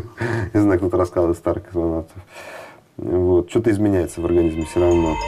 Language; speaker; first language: Russian; native; Russian